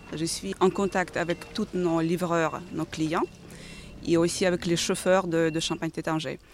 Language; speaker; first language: French; non-native, fluent; Ukrainian